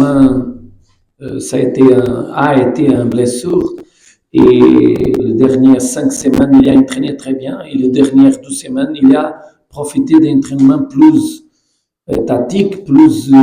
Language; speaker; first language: French; non-native, learner; Portuguese